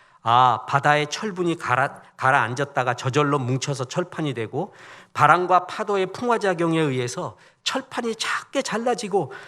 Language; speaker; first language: Korean; native; Korean